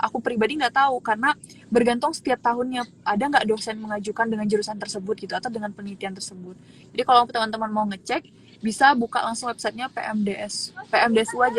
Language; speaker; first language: Indonesian; native; Indonesian